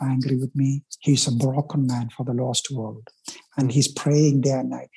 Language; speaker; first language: English; non-native, local second language; Malayalam